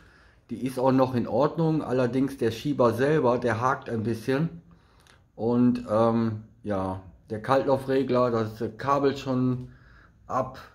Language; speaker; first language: German; native; German